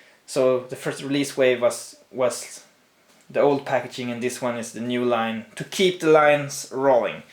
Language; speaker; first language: English; non-native, fluent; Swedish